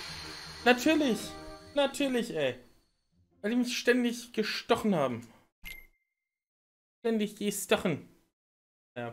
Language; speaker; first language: German; native; German